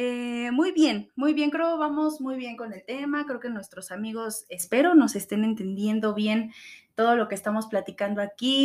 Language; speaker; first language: Spanish; native; Spanish